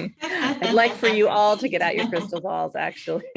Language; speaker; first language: English; native; English